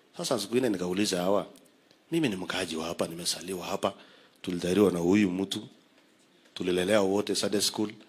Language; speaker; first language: Swahili; non-native, local second language; Kalenjin